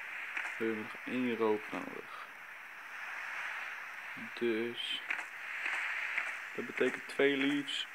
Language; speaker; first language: Dutch; native; Dutch